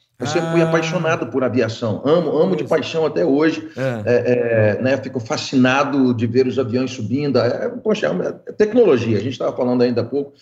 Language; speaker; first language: Portuguese; early bilingual, other home language; English